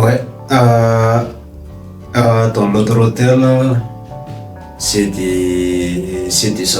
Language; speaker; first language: French; non-native, learner; Malagasy